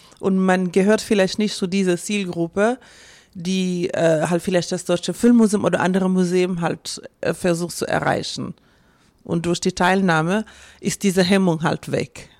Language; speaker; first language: German; non-native, fluent; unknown